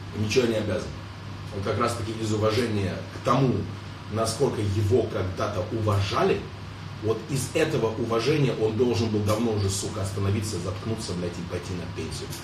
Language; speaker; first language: Russian; native; Russian